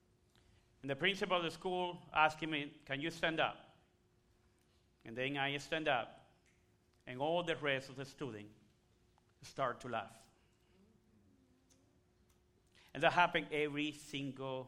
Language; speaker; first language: English; non-native, learner; Spanish